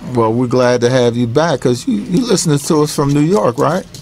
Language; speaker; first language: English; native; English